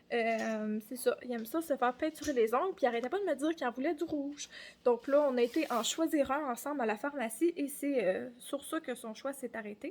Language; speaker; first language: French; native; French